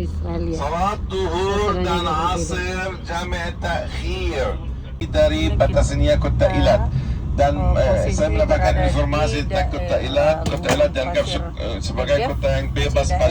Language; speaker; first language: Indonesian; non-native, fluent; Arabic